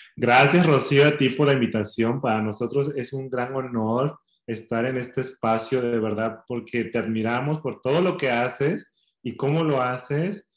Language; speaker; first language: Spanish; native; Spanish